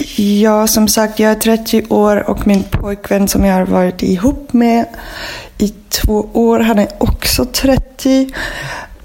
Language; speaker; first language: Swedish; non-native, fluent; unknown